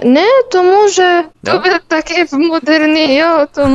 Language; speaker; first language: Czech; non-native, learner; Arabic